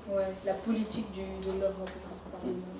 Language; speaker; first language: French; native; French